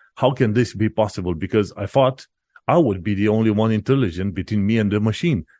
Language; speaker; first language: English; non-native, fluent; Romanian